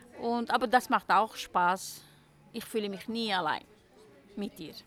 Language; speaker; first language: German; non-native, learner; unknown